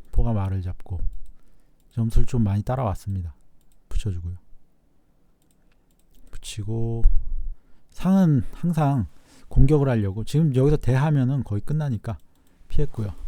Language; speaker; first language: Korean; native; Korean